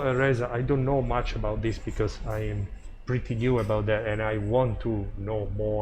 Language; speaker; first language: English; non-native, fluent; Italian